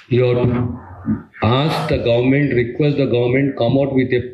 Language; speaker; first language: English; non-native, local second language; Telugu